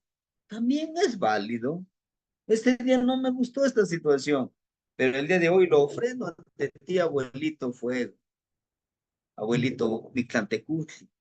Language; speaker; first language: Spanish; native; Spanish